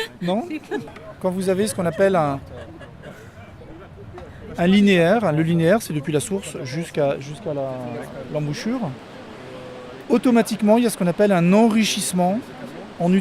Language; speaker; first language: French; native; French